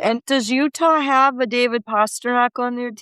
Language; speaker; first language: English; native; English